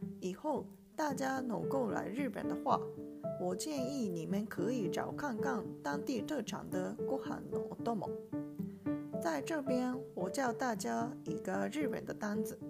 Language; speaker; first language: Chinese; non-native, learner; Japanese